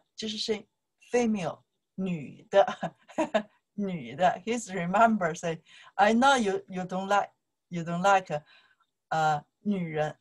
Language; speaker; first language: English; non-native, learner; Chinese